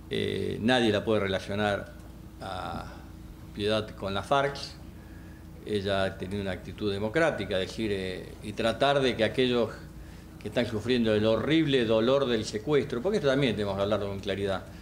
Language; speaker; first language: Spanish; native; Spanish